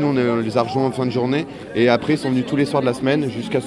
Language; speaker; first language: French; native; French